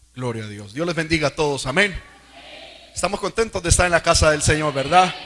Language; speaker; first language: Spanish; native; Spanish